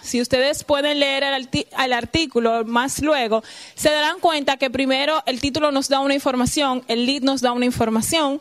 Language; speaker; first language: Spanish; native; Spanish